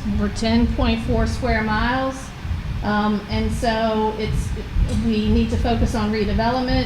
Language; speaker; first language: English; native; English